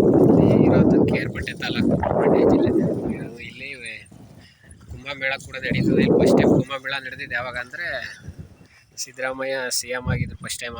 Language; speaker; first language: Kannada; native; Kannada